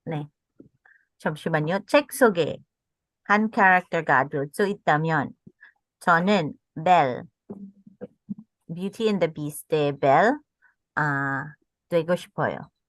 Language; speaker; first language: Korean; non-native, learner; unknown